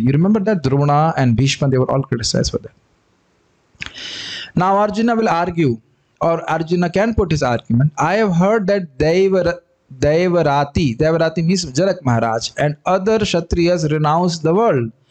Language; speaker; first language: English; non-native, local second language; Hindi